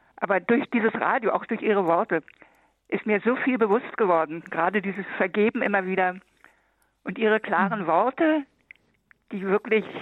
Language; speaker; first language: German; native; German